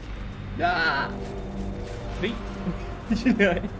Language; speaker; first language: Arabic; native; Arabic